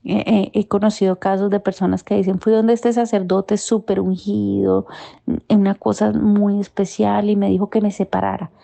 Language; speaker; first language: Spanish; native; Spanish